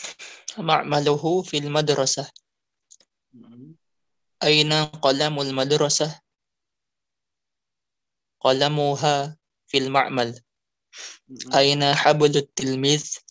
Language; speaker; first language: Arabic; non-native, learner; Indonesian